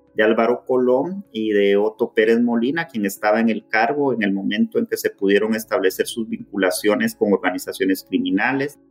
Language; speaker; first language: Spanish; native; Spanish